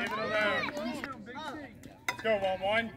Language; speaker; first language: English; native; English